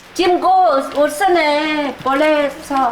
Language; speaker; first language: Korean; non-native, learner; Vietnamese